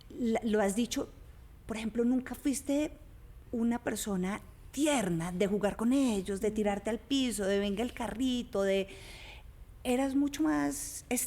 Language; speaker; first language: Spanish; native; Spanish